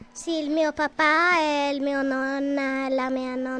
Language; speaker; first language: Italian; early bilingual, heritage; Italian